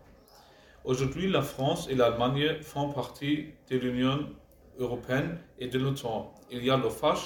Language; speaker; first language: French; non-native, learner; German